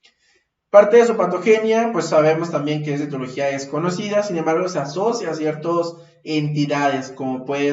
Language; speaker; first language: Spanish; native; Spanish